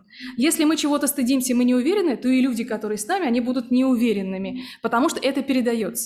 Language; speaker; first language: Russian; native; Russian